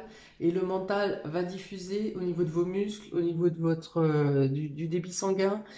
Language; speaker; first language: French; native; French